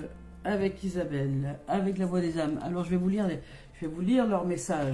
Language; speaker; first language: French; native; French